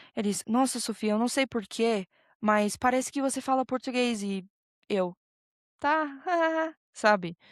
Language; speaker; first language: Portuguese; non-native, fluent; English